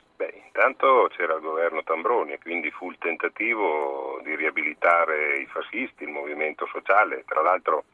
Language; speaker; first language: Italian; native; Italian